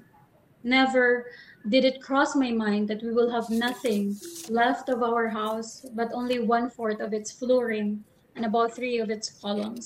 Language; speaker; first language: English; non-native, local second language; Waray